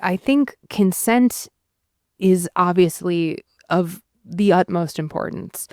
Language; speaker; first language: English; native; English